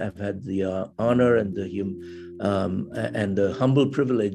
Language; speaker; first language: English; non-native, local second language; Tamil